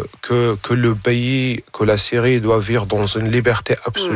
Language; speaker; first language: French; non-native, fluent; Arabic